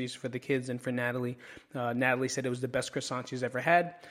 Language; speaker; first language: English; early bilingual, other home language; Filipino